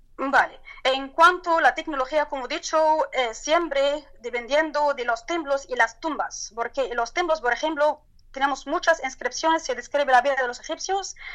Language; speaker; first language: Spanish; non-native, learner; Turkish